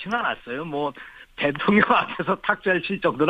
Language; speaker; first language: Korean; native; Korean